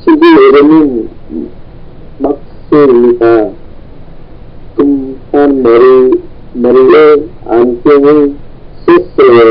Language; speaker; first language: Korean; non-native, learner; Vietnamese